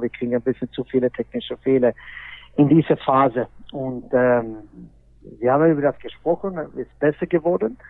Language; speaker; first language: German; non-native, fluent; Swedish